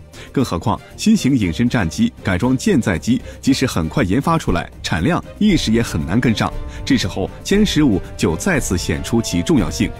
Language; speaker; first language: Chinese; native; Chinese